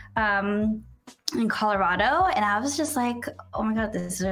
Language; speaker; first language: English; native; English